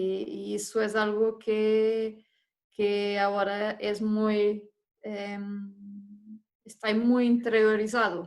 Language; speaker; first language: Spanish; non-native, fluent; Portuguese